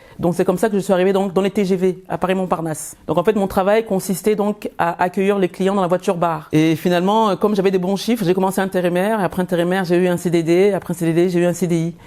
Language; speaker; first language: French; early bilingual, other home language; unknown